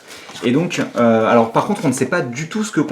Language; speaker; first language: French; native; French